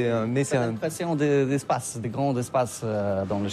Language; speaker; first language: French; non-native, learner; Polish